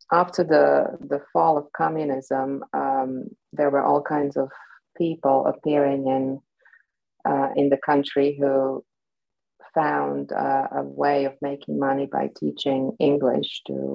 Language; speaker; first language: English; non-native, fluent; Slovak